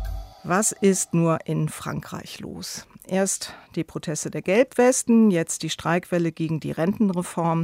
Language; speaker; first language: German; native; German